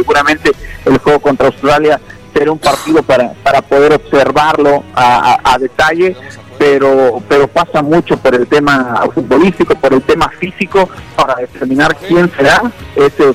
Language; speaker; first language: Spanish; native; Spanish